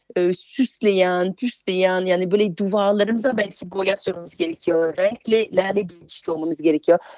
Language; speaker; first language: Turkish; non-native, fluent; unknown